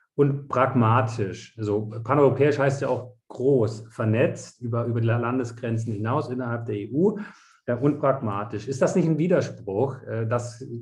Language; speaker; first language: German; non-native, fluent; French